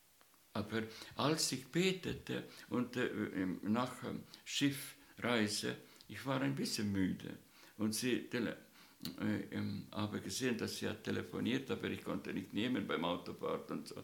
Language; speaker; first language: German; non-native, fluent; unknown